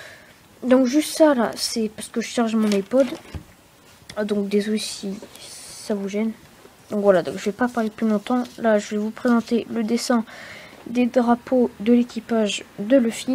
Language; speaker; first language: French; native; French